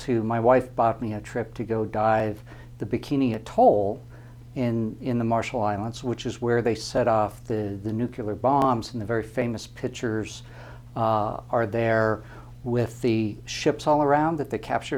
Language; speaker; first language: English; native; English